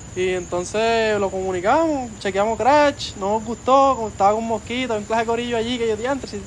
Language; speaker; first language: Spanish; native; Spanish